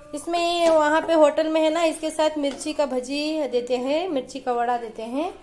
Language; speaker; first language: Hindi; non-native, local second language; Urdu